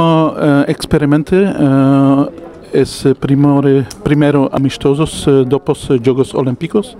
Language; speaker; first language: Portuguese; non-native, learner; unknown